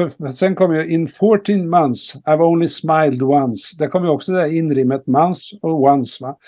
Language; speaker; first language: Swedish; native; Swedish